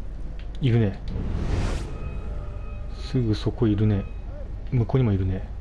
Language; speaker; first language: Japanese; native; Japanese